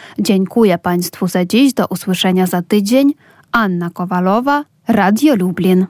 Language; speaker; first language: Polish; native; Polish